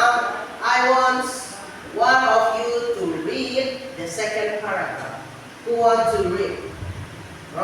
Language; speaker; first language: English; non-native, learner; Indonesian